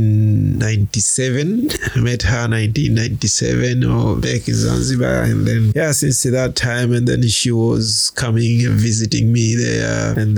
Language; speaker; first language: English; non-native, local second language; Swahili